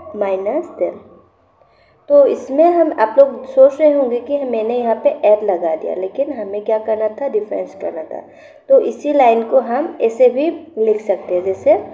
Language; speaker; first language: Hindi; non-native, local second language; Assamese